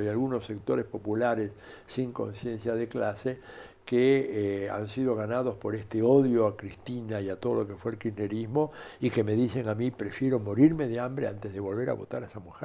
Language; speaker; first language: Spanish; native; Spanish